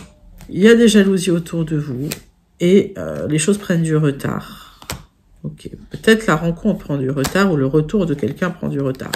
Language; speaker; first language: French; native; French